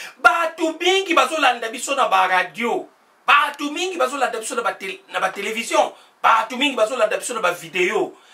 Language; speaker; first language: Lingala; non-native, local second language; Kongo